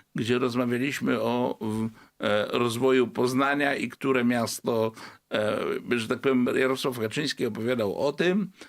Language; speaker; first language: Polish; native; Polish